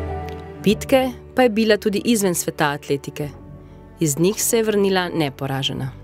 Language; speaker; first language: Slovenian; native; Slovenian